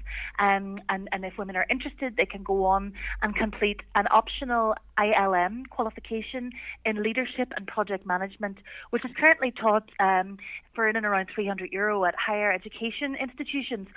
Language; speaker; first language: English; native; English